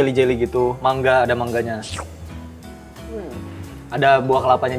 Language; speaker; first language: Indonesian; native; Indonesian